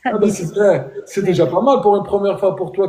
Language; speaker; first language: French; native; French